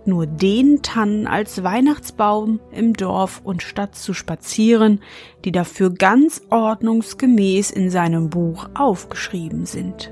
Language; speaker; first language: German; native; German